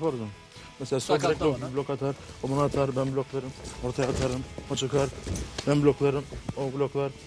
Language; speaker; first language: Turkish; native; Turkish